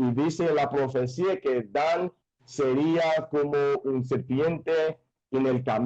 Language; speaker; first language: Spanish; non-native, fluent; English